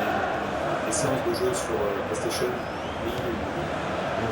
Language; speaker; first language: French; native; French